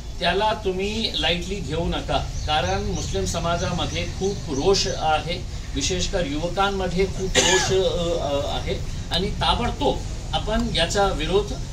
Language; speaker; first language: Marathi; non-native, local second language; Urdu